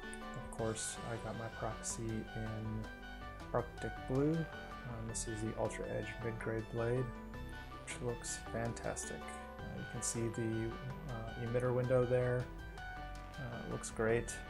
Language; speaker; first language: English; native; English